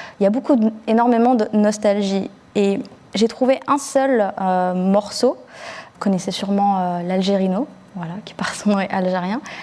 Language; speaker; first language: French; early bilingual, other home language; Arabic